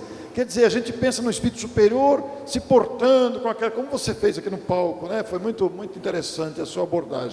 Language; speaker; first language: Portuguese; native; Portuguese